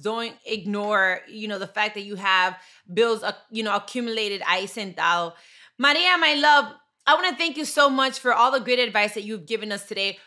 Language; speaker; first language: English; early bilingual, other home language; Spanish